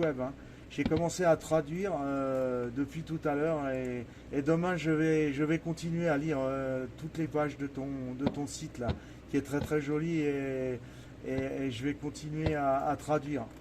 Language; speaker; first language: French; native; French